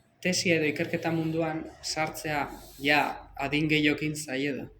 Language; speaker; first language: Basque; native; Basque